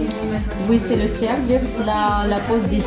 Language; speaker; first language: French; non-native, learner; Russian